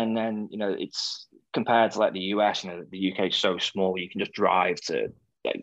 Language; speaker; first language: English; native; English